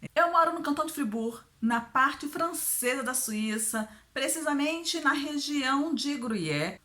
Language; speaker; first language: Portuguese; native; Portuguese